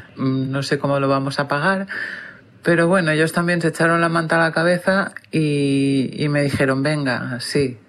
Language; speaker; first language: Spanish; native; Spanish